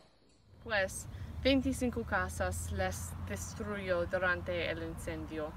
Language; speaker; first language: Spanish; non-native, learner; English